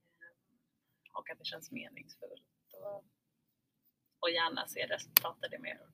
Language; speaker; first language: Swedish; early bilingual, other home language; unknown